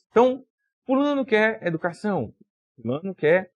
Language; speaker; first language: Portuguese; native; Portuguese